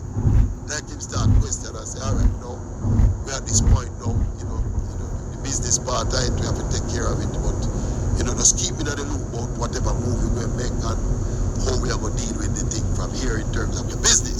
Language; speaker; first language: English; non-native, local second language; Jamaican Creole English